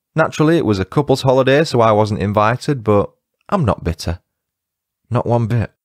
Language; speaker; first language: English; native; English